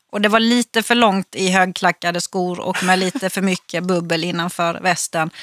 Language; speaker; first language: Swedish; native; Swedish